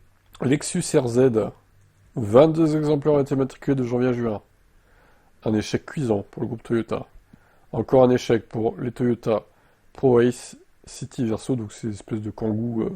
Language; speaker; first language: French; native; French